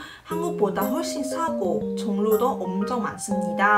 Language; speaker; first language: Korean; non-native, local second language; Vietnamese